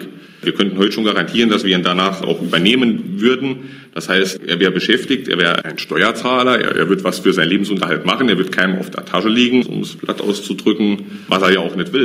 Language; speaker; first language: German; native; German